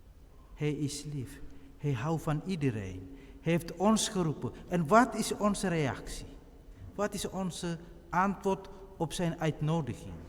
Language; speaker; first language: Dutch; non-native, fluent; Indonesian